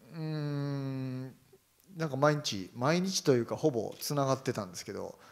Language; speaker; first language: Japanese; native; Japanese